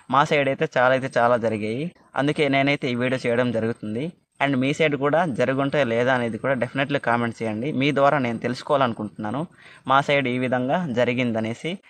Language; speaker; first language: Telugu; non-native, local second language; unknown